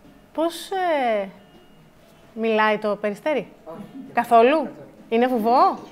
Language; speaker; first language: Greek; native; Greek